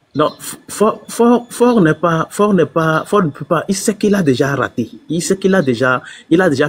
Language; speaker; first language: French; non-native, local second language; Ewe